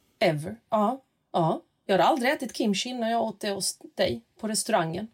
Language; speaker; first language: Swedish; early bilingual, other home language; Macedonian